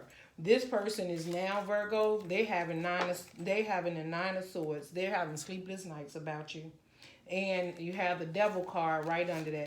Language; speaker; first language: English; native; English